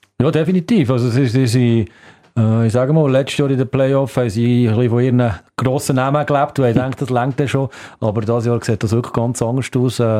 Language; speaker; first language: German; native; German